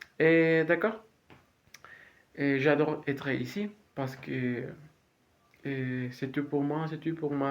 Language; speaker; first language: French; non-native, learner; Spanish